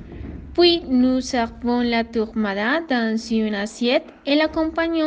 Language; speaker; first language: French; non-native, learner; Spanish